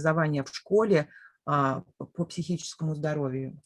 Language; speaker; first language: Russian; native; Russian